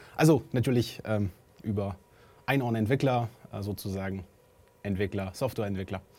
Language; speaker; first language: German; non-native, fluent; French